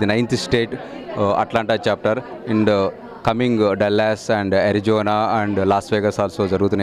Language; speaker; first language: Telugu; native; Telugu